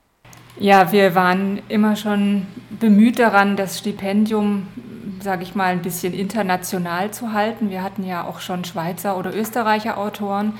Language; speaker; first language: German; native; German